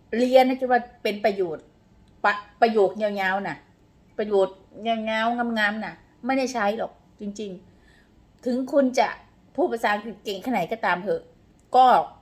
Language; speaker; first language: Thai; non-native, local second language; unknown